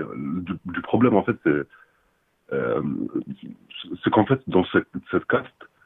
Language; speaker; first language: French; non-native, local second language; Arabic